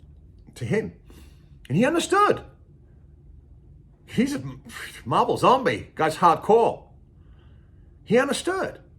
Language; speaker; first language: English; native; English